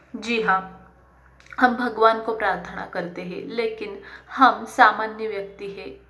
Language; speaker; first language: Hindi; non-native, local second language; Marathi